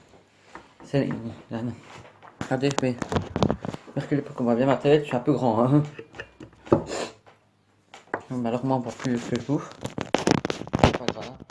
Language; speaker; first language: French; native; French